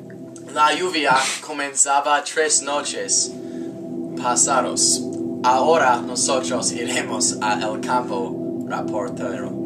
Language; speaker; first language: Spanish; non-native, learner; English